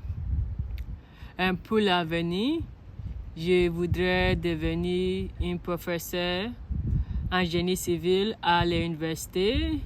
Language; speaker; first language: French; non-native, learner; Akan